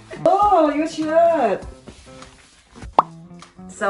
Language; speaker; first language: English; non-native, learner; Thai